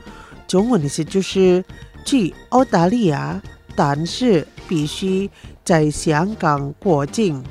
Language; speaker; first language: Chinese; non-native, fluent; Indonesian